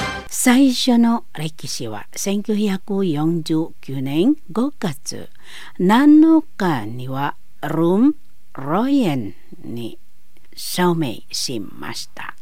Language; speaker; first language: Japanese; non-native, learner; Indonesian